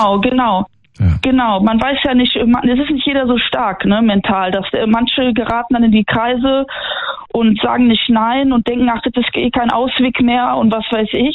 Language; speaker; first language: German; native; German